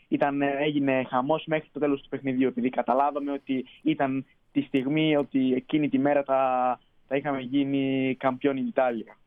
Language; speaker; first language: Greek; early bilingual, heritage; Greek